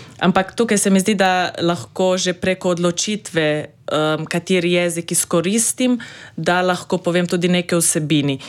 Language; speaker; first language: Slovenian; native; Slovenian